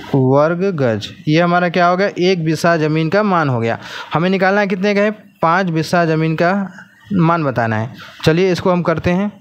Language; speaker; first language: Hindi; native; Hindi